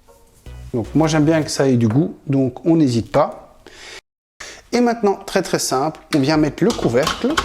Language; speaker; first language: French; native; French